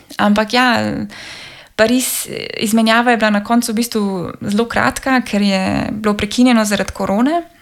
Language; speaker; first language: Slovenian; native; Slovenian